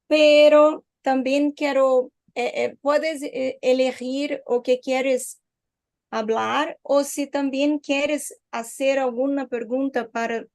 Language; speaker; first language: Spanish; non-native, learner; Portuguese